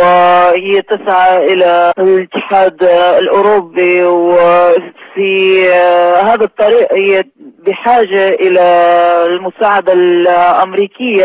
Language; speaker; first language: Arabic; non-native, fluent; Russian